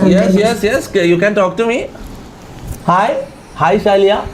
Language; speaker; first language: English; non-native, local second language; Malayalam